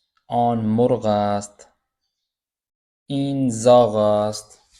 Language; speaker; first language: Persian; non-native, fluent; Urdu